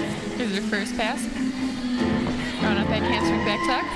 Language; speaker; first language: English; native; English